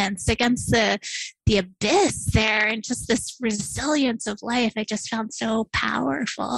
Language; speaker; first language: English; native; English